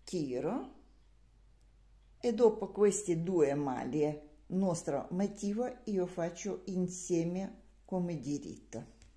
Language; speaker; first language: Italian; non-native, learner; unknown